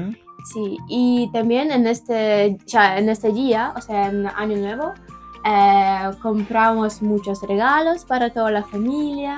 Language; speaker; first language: Spanish; non-native, learner; Ukrainian